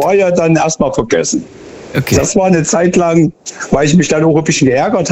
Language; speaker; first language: German; native; German